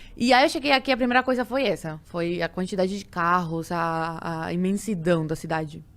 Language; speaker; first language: Portuguese; non-native, fluent; Spanish